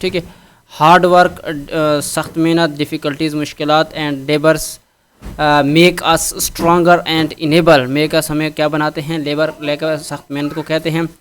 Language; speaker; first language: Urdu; non-native, local second language; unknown